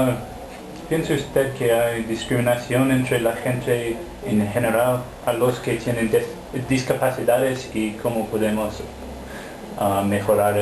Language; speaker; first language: Spanish; non-native, fluent; English